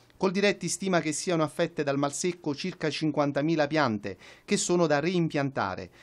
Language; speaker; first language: Italian; native; Italian